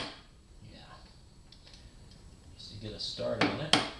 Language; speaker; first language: English; native; English